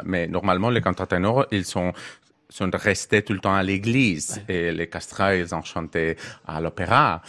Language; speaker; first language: French; non-native, learner; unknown